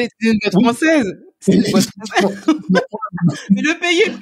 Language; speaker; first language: French; native; French